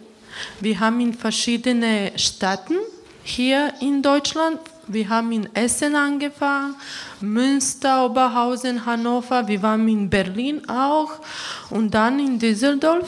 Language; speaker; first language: German; non-native, learner; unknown